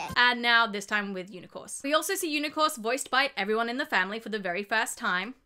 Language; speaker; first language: English; native; English